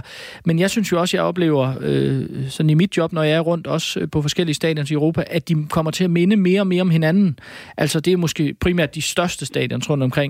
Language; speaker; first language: Danish; native; Danish